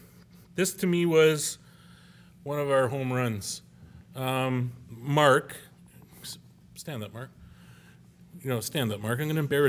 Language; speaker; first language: English; native; English